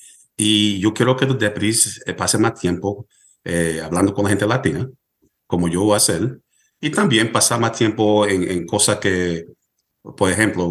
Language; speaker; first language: Spanish; early bilingual, heritage; Spanish